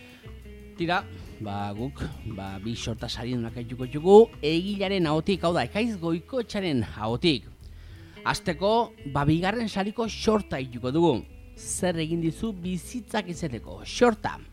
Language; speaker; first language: Basque; native; Basque